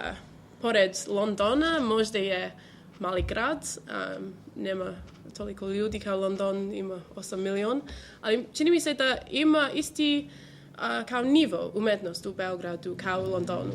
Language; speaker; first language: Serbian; non-native, learner; English